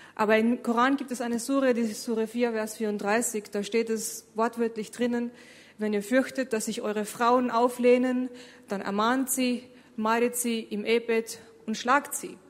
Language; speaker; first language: German; early bilingual, other home language; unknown